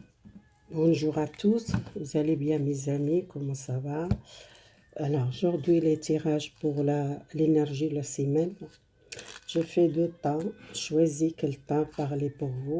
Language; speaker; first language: French; non-native, learner; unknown